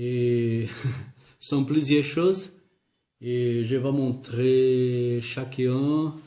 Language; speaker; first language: French; non-native, learner; Portuguese